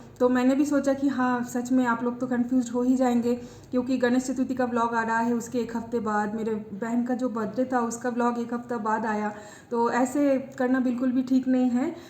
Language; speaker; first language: Hindi; non-native, local second language; Bangla